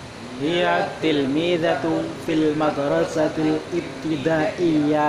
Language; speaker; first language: Arabic; non-native, learner; Indonesian